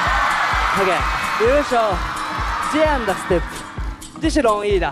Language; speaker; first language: Chinese; non-native, learner; Japanese